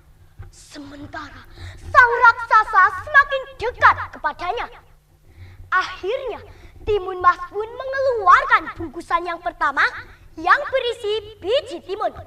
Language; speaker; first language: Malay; non-native, local second language; Javanese